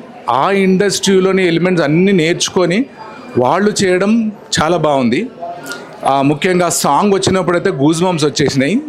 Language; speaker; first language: Telugu; native; Telugu